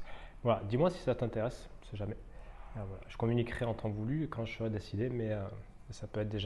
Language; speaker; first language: French; native; French